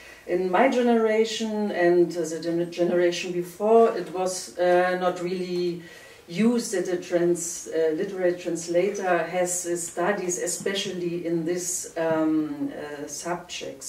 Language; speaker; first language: English; non-native, fluent; German